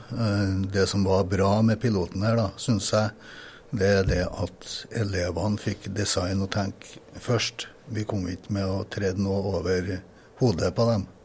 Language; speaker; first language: Norwegian; native; Norwegian